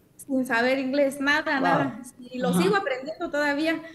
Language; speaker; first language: Spanish; native; Spanish